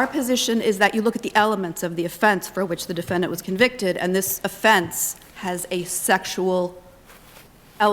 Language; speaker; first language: English; native; English